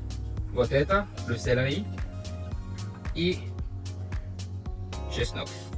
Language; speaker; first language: Russian; non-native, learner; French